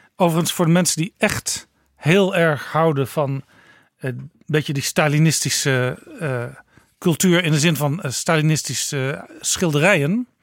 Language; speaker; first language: Dutch; native; Dutch